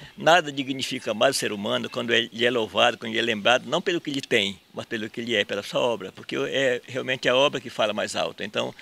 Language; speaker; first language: Portuguese; native; Portuguese